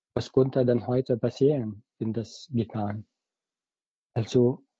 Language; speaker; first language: German; non-native, fluent; Arabic